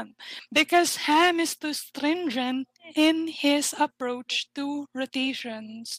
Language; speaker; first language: English; non-native, local second language; Filipino